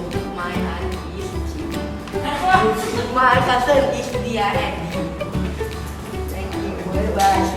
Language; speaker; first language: English; non-native, learner; Thai